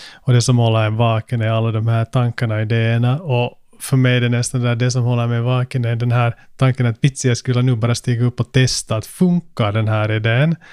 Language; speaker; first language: Swedish; native; Swedish